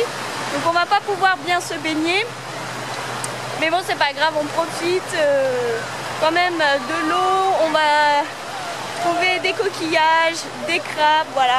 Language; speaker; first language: French; native; French